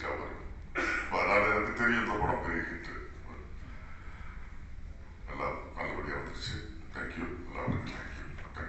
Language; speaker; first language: Tamil; non-native, learner; Malayalam